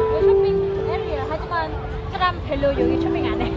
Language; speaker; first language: Korean; non-native, learner; Vietnamese